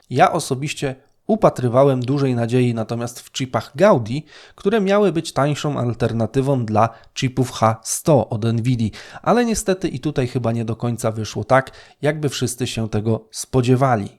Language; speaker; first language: Polish; native; Polish